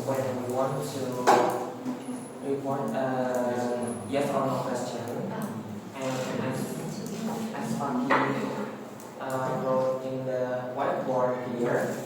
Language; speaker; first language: English; non-native, learner; Indonesian